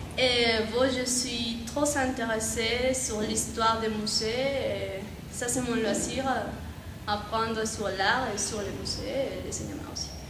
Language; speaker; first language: French; non-native, fluent; Spanish